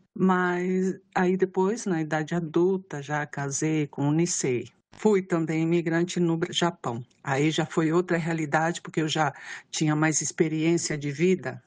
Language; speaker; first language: Portuguese; early bilingual, other home language; Spanish